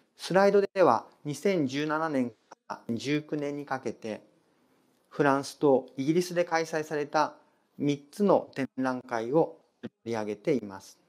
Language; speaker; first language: Japanese; native; Japanese